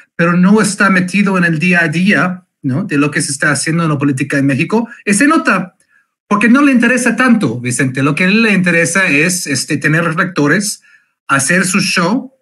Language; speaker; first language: Spanish; non-native, fluent; English